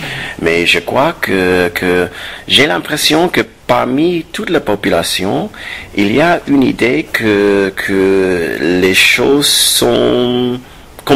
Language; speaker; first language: French; non-native, fluent; English